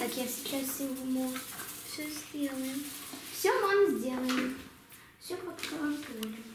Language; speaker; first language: Russian; non-native, local second language; Lithuanian